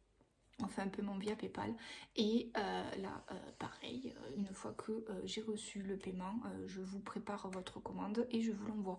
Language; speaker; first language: French; native; French